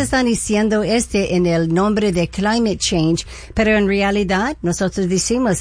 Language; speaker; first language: Spanish; early bilingual, heritage; Spanish